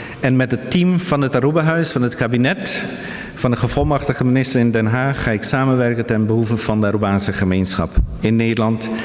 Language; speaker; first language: Dutch; non-native, local second language; Papiamento